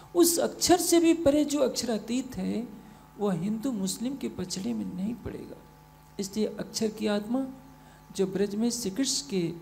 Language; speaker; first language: Hindi; native; Hindi